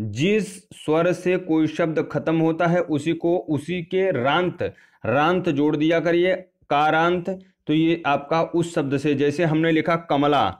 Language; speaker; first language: Hindi; native; Hindi